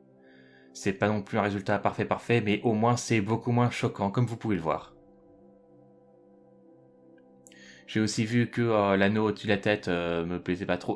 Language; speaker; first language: French; native; French